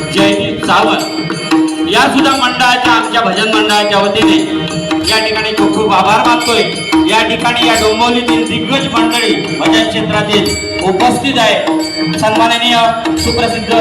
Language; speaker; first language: Marathi; native; Marathi